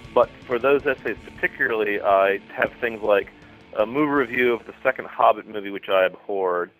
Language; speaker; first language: English; native; English